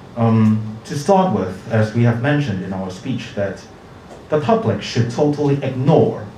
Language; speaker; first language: English; non-native, local second language; Cantonese